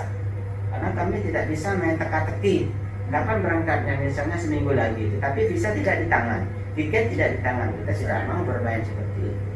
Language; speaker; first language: Indonesian; native; Indonesian